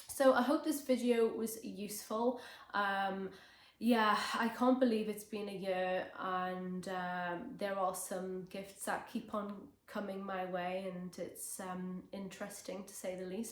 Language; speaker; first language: English; native; English